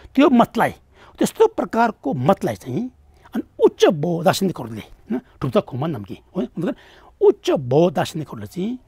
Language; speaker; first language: Nepali; non-native, local second language; Tibetan